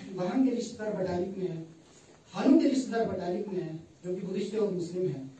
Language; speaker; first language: Hindi; native; Hindi